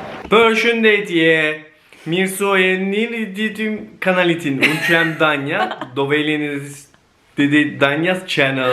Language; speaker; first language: Albanian; non-native, learner; Turkish